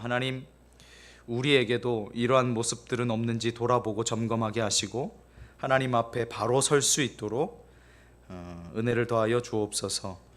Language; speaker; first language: Korean; native; Korean